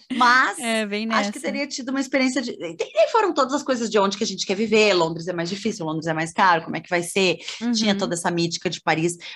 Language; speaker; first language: Portuguese; native; Portuguese